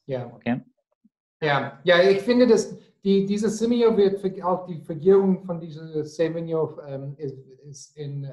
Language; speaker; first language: German; non-native, fluent; Afrikaans